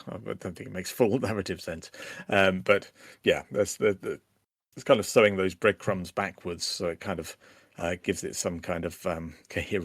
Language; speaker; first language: English; native; English